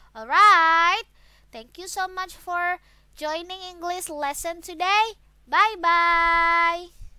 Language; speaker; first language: English; non-native, fluent; Indonesian